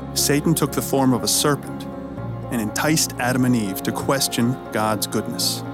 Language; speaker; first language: English; native; English